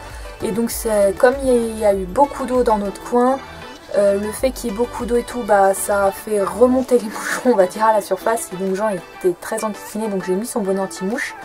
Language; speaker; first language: French; native; French